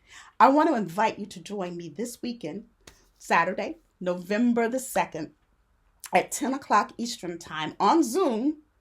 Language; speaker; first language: English; native; English